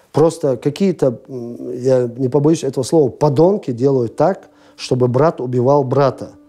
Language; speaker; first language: Russian; non-native, local second language; Chechen